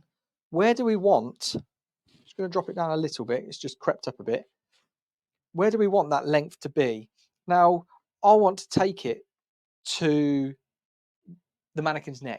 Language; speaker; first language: English; native; English